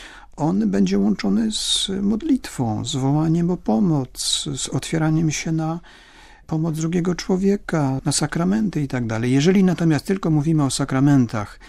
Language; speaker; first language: Polish; native; Polish